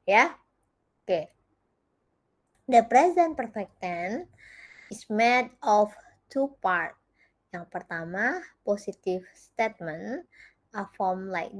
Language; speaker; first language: English; non-native, fluent; Indonesian